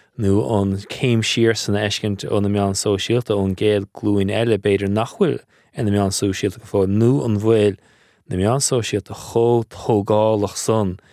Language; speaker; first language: Irish; native; Irish